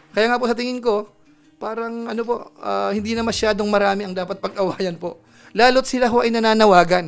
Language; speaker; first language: Filipino; native; Filipino